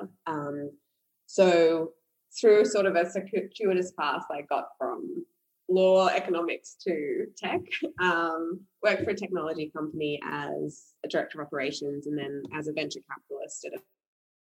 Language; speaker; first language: English; native; English